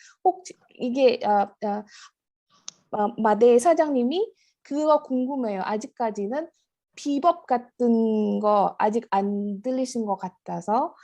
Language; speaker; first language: Korean; non-native, fluent; Indonesian